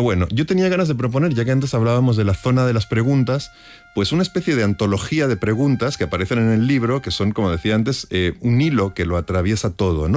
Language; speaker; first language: Spanish; native; Spanish